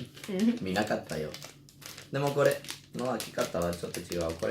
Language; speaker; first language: Japanese; non-native, learner; Spanish